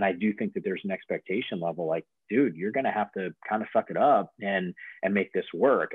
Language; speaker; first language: English; native; English